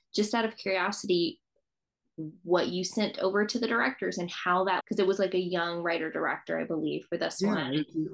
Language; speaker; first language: English; native; English